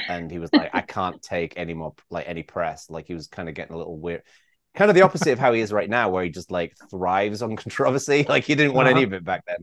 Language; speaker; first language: English; native; English